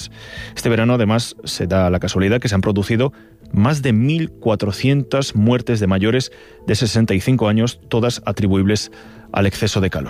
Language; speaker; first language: Spanish; native; Spanish